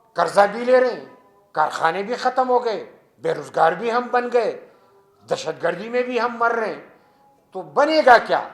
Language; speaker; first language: Urdu; non-native, local second language; Pashto